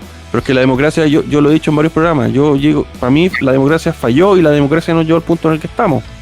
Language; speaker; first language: Spanish; native; Spanish